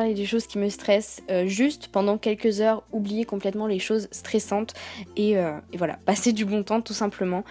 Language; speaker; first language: French; native; French